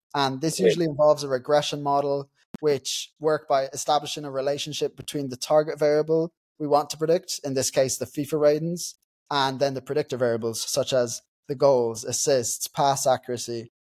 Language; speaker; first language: English; native; English